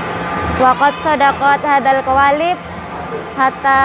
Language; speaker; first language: Arabic; non-native, learner; Indonesian